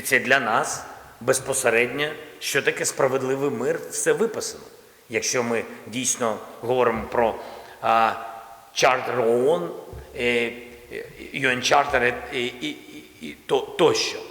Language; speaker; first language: Ukrainian; non-native, local second language; Russian